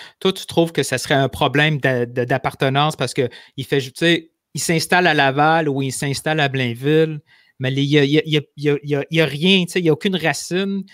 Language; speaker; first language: French; native; French